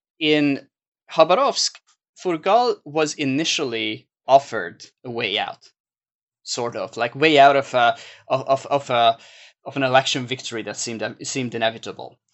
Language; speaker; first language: English; non-native, fluent; Hungarian